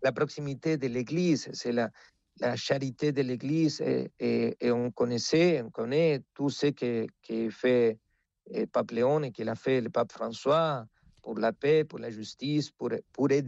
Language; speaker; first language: French; non-native, fluent; Spanish